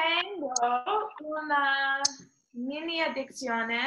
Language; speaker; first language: Spanish; non-native, learner; English